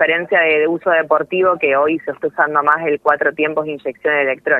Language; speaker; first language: Spanish; native; Spanish